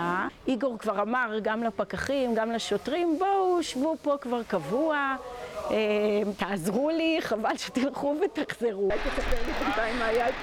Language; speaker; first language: Hebrew; native; Hebrew